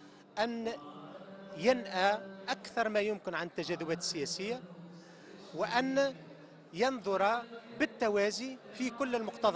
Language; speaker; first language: Arabic; native; Arabic